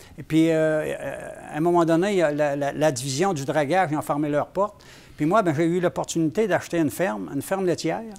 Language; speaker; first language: French; native; French